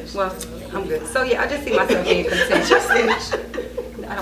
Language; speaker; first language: English; native; English